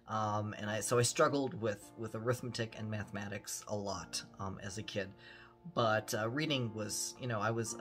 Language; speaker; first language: English; early bilingual, other home language; German